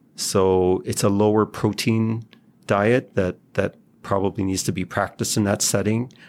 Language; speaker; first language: English; non-native, fluent; Hebrew